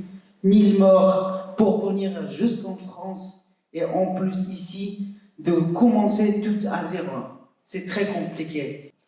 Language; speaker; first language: French; non-native, fluent; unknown